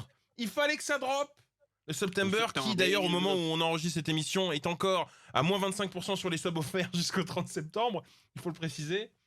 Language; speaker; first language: French; native; French